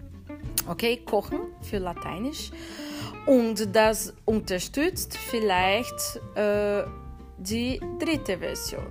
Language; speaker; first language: German; non-native, fluent; Portuguese